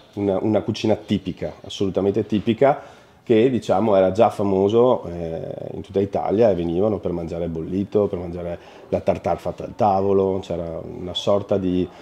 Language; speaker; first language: Italian; native; Italian